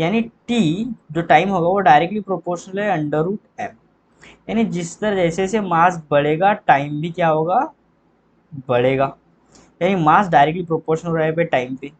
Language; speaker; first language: Hindi; native; Hindi